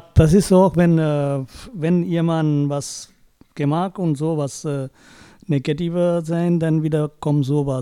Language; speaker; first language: German; non-native, learner; Tamil